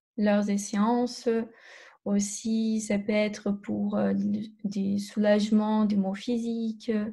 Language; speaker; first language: French; non-native, fluent; Portuguese